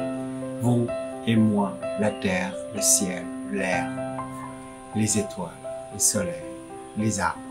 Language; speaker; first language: French; non-native, fluent; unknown